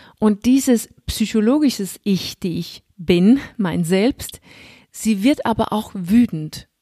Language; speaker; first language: German; non-native, fluent; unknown